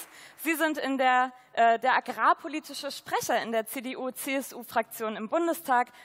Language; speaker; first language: German; native; German